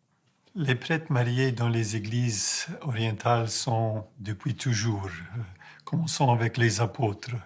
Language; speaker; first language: French; non-native, fluent; Ukrainian